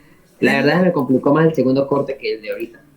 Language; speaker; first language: Spanish; native; Spanish